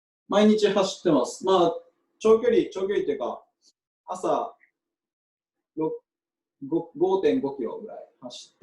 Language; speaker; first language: Japanese; native; Japanese